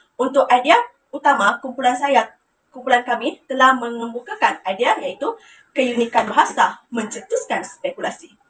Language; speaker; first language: Malay; non-native, local second language; Iban